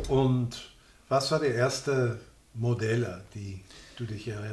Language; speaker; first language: German; non-native, fluent; English